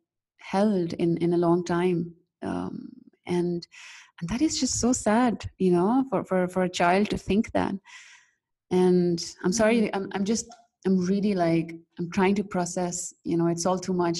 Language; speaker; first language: English; non-native, local second language; Urdu